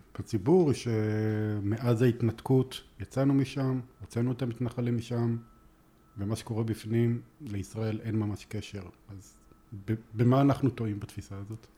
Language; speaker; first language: Hebrew; native; Hebrew